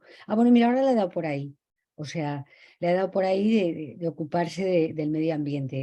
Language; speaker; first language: Spanish; native; Spanish